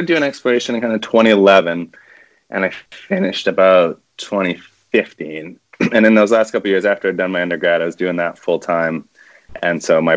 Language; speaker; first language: English; native; English